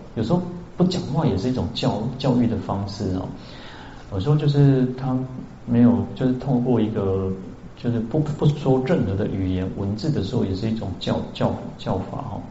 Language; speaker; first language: Chinese; native; Chinese